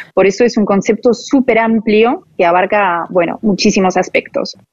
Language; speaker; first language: Spanish; non-native, fluent; French